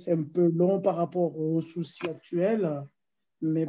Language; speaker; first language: French; native; French